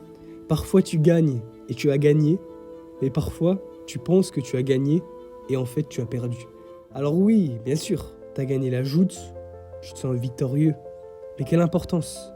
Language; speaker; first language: French; native; French